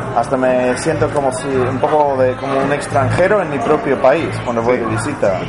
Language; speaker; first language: Spanish; non-native, fluent; English